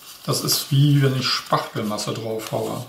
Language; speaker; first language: German; native; German